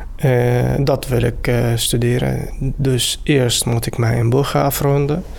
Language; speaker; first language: Dutch; non-native, learner; Arabic